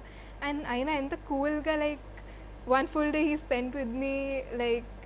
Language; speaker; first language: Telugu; non-native, local second language; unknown